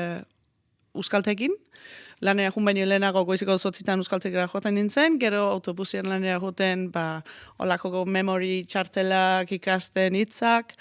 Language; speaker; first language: Basque; non-native, fluent; Danish